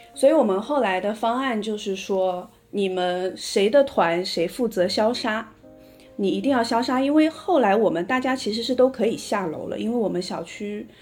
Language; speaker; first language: Chinese; native; Chinese